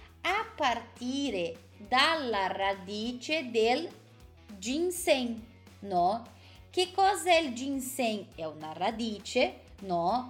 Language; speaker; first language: Italian; non-native, fluent; Portuguese